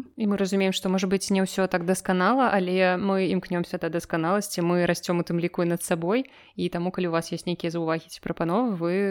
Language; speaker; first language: Belarusian; non-native, local second language; Russian